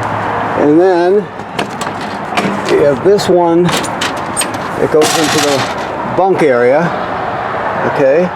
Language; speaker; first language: English; native; English